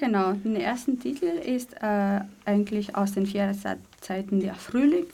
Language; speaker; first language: German; native; German